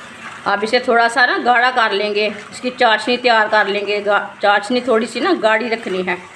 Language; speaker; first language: Hindi; native; Hindi